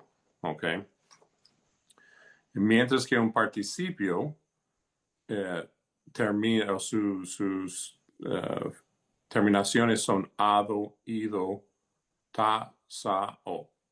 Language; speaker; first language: Spanish; early bilingual, heritage; Spanish